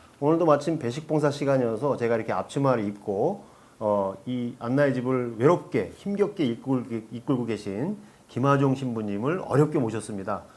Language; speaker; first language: Korean; native; Korean